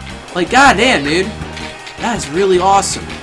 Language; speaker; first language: English; native; English